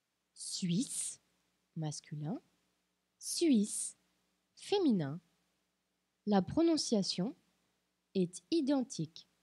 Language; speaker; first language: French; non-native, fluent; Portuguese